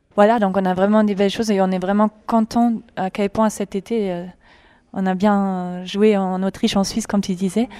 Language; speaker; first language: French; non-native, fluent; German